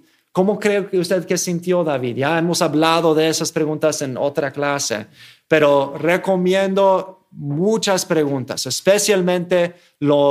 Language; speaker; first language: Spanish; non-native, fluent; English